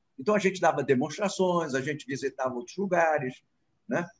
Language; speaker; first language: Portuguese; native; Portuguese